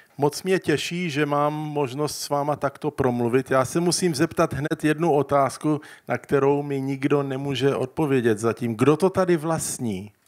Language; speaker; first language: Czech; early bilingual, heritage; Czech